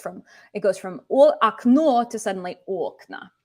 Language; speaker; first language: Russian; non-native, fluent; English